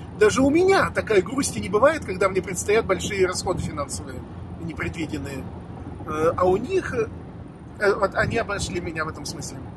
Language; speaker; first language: Russian; native; Russian